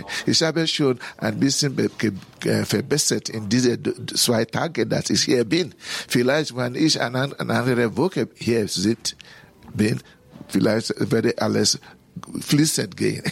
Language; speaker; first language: German; non-native, learner; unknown